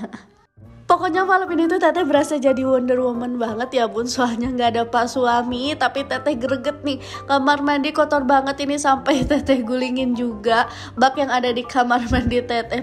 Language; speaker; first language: Indonesian; non-native, local second language; Sundanese